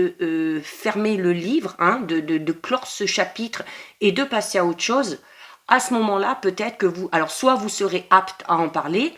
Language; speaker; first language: French; native; French